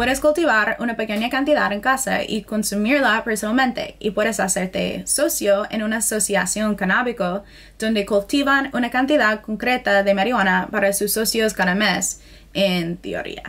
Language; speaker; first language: Spanish; non-native, fluent; English